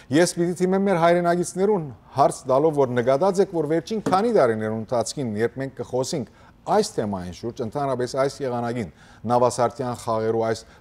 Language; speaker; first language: Armenian; early bilingual, heritage; Armenian